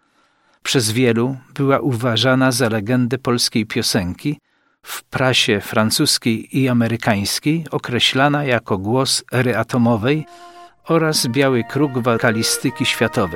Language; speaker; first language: Polish; native; Polish